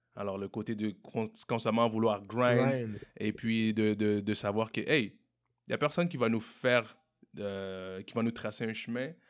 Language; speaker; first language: French; native; French